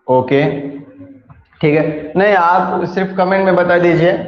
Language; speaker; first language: Hindi; non-native, local second language; Marathi